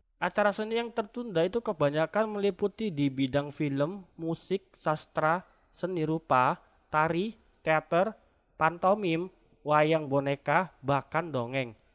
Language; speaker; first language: Indonesian; non-native, local second language; Javanese